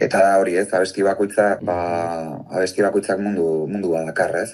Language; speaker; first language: Basque; native; Basque